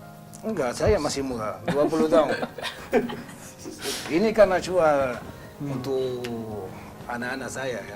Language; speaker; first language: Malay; non-native, learner; Spanish